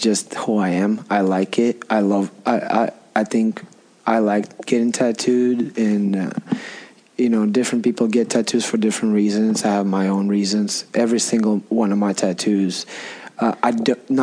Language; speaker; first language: English; non-native, fluent; Russian